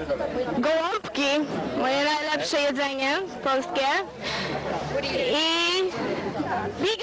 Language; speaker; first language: Polish; early bilingual, heritage; Polish